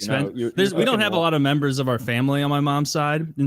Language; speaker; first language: English; native; English